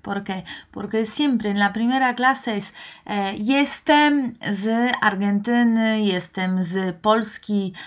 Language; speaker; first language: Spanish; non-native, fluent; Polish